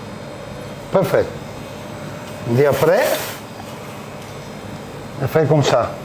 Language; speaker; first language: French; non-native, learner; Italian